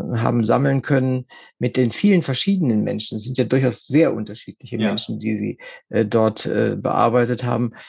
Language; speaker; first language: German; native; German